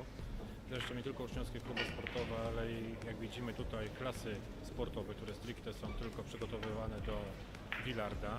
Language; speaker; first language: Polish; native; Polish